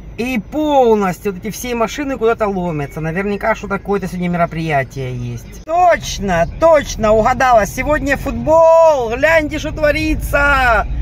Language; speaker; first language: Russian; native; Russian